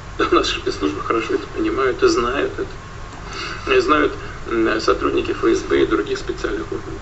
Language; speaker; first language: Russian; native; Russian